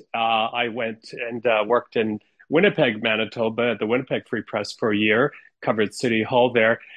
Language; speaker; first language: English; non-native, fluent; Ukrainian